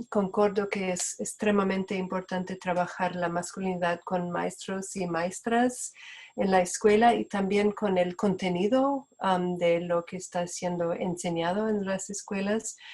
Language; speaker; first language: Spanish; non-native, fluent; Portuguese